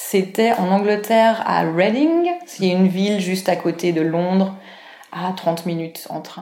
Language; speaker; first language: French; native; French